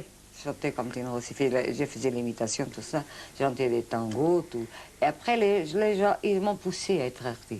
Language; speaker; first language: French; non-native, fluent; Portuguese